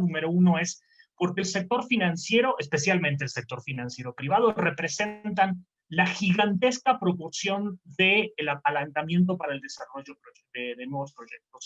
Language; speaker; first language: Spanish; native; Spanish